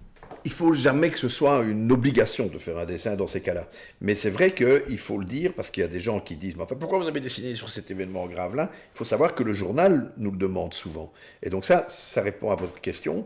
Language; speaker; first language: French; native; French